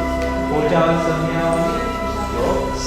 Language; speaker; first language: Chinese; non-native, learner; Sinhala